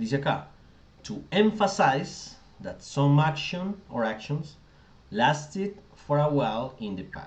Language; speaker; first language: English; non-native, fluent; Spanish